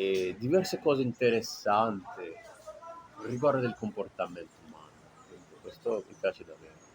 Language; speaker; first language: Italian; non-native, fluent; Portuguese